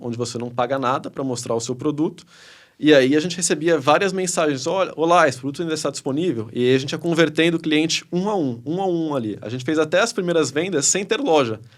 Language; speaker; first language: Portuguese; early bilingual, other home language; Spanish